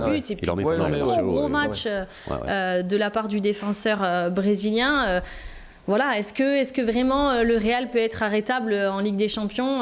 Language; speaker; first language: French; native; French